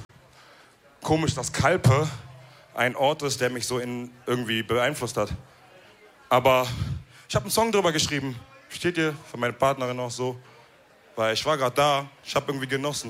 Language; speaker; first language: German; early bilingual, other home language; Wolof